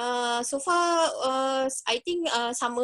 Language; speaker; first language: Malay; native; Malay